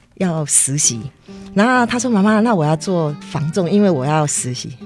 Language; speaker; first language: Chinese; native; Chinese